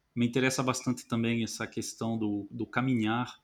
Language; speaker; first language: Portuguese; non-native, fluent; French